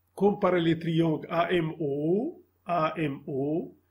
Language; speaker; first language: French; non-native, local second language; Arabic